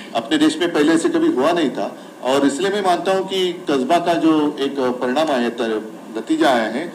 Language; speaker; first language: Hindi; non-native, local second language; Marathi